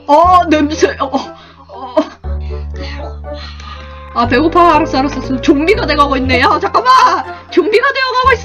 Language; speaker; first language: Korean; native; Korean